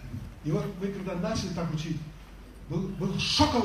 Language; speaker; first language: Russian; native; Russian